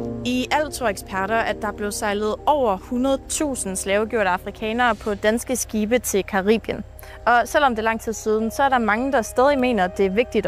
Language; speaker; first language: Danish; native; Danish